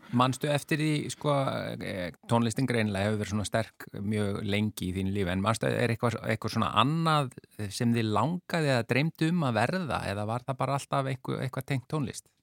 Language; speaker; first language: Icelandic; native; Icelandic